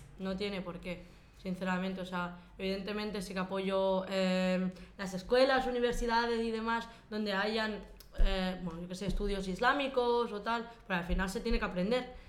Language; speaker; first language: Spanish; early bilingual, other home language; Arabic